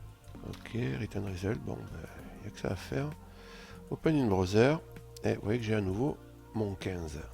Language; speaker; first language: French; native; French